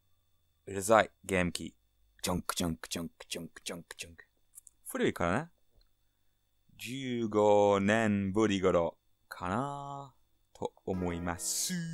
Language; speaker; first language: Japanese; non-native, learner; English